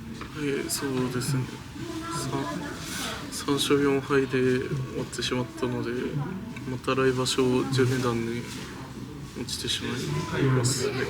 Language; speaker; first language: Japanese; native; Japanese